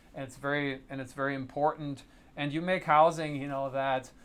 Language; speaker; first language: English; non-native, fluent; German